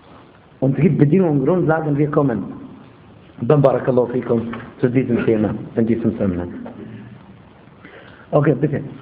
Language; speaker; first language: German; non-native, fluent; Arabic